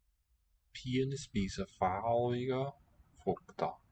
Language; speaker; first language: Danish; non-native, learner; English